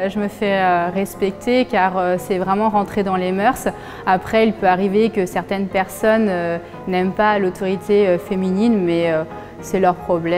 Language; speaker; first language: French; native; French